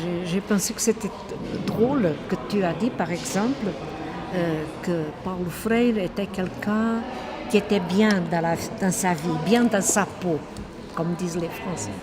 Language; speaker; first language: French; non-native, fluent; Portuguese